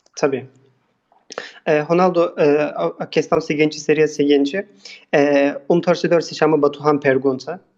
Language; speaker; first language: Portuguese; non-native, fluent; Turkish